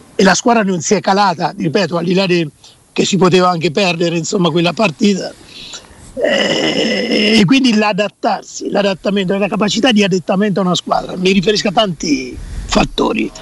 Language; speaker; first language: Italian; native; Italian